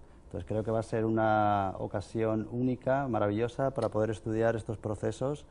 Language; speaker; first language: Spanish; native; Spanish